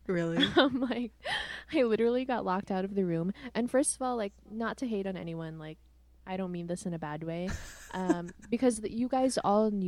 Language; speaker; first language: English; non-native, local second language; Cebuano